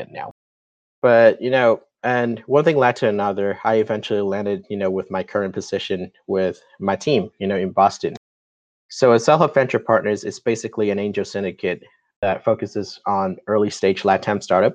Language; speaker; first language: English; non-native, local second language; Cantonese